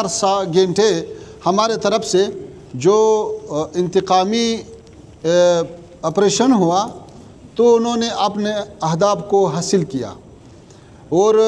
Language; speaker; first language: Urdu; non-native, learner; Pashto